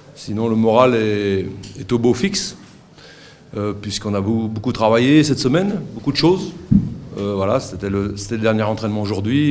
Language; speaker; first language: French; native; French